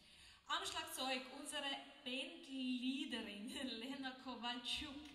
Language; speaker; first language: German; non-native, learner; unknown